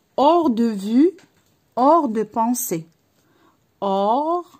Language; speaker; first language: French; non-native, local second language; Arabic